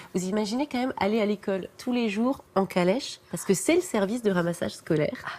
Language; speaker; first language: French; native; French